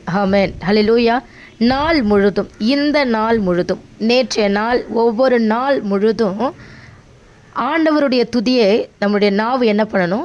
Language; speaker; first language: Tamil; native; Tamil